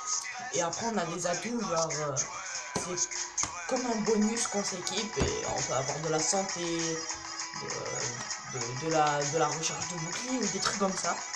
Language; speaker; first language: French; native; French